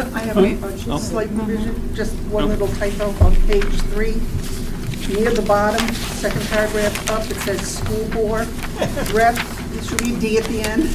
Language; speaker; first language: English; native; English